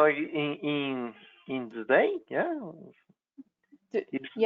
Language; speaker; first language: English; non-native, local second language; Spanish